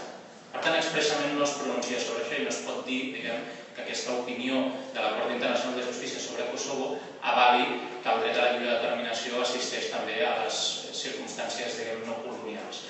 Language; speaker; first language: Catalan; native; Catalan